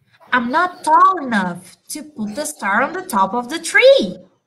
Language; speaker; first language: English; non-native, fluent; Portuguese